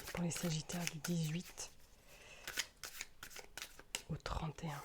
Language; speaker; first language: French; native; French